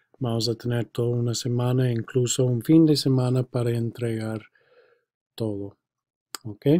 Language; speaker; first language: Spanish; non-native, fluent; English